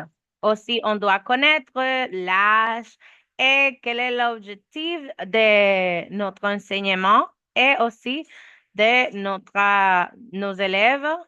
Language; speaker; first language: French; non-native, learner; Spanish